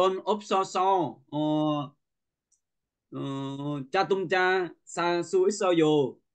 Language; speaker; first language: Korean; non-native, learner; Vietnamese